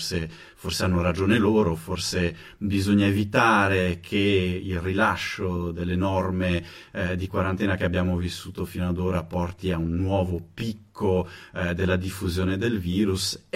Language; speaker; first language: Italian; native; Italian